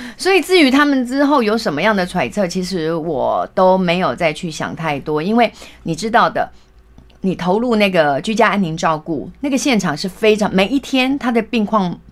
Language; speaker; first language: Chinese; native; Chinese